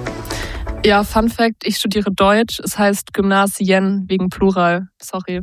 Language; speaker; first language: German; native; German